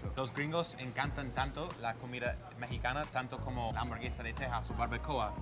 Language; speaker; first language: Spanish; non-native, fluent; English